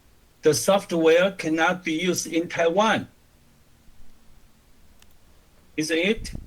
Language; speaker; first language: English; non-native, learner; Chinese